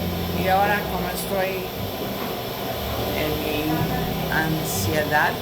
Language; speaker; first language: Spanish; non-native, learner; English